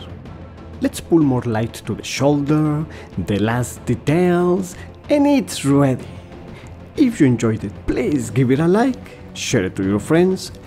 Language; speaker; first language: English; non-native, fluent; Spanish